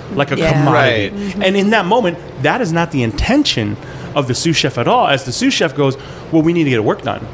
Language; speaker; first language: English; early bilingual, other home language; Hmong